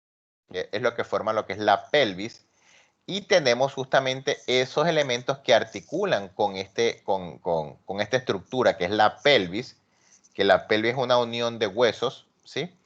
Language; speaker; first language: Spanish; native; Spanish